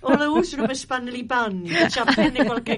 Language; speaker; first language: Italian; early bilingual, heritage; Italian